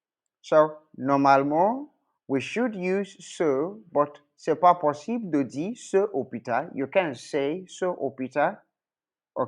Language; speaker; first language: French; non-native, local second language; English